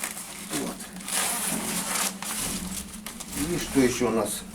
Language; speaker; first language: Russian; native; Russian